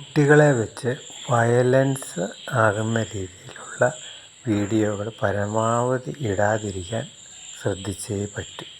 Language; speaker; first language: Malayalam; native; Malayalam